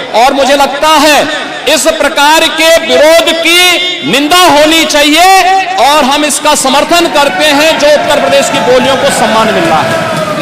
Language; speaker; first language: Hindi; native; Hindi